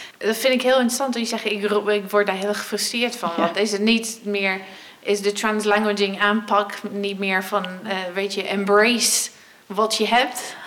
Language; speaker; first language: Dutch; non-native, fluent; English